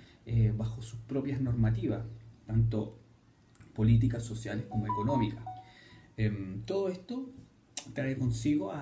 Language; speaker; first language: Spanish; native; Spanish